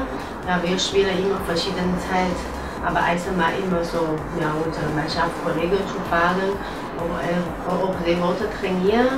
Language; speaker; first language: German; non-native, learner; Chinese